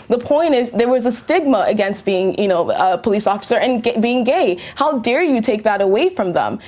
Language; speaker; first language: English; native; English